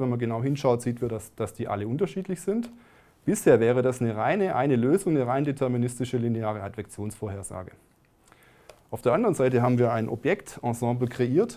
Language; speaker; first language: German; native; German